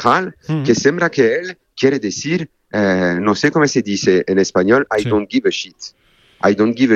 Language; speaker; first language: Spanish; non-native, learner; French